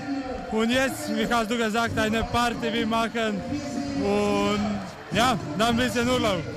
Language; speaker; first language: German; non-native, learner; Croatian